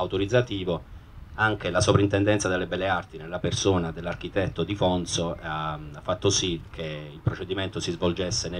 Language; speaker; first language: Italian; native; Italian